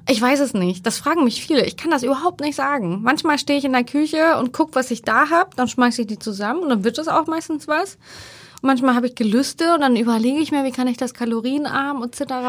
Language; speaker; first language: German; early bilingual, other home language; Turkish